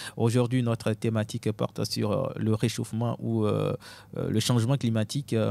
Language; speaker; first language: French; non-native, local second language; Ewe